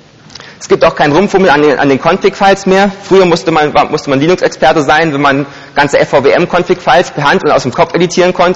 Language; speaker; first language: German; native; German